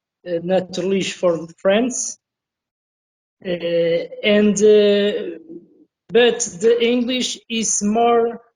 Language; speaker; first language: English; non-native, learner; Portuguese